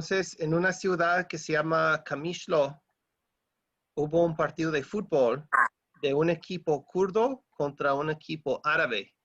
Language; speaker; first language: Spanish; non-native, fluent; English